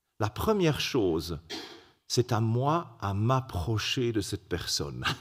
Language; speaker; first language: French; native; French